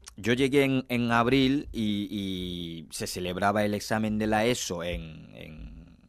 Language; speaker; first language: Spanish; non-native, fluent; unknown